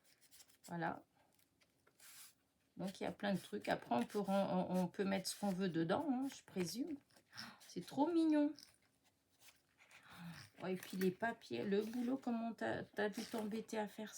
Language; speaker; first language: French; native; French